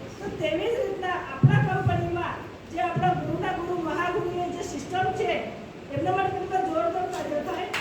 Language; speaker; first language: Gujarati; non-native, local second language; Marathi